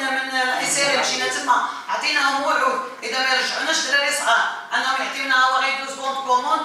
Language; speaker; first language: Arabic; native; Arabic